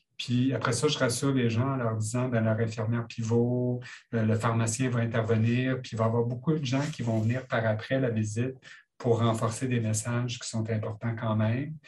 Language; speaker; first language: French; native; French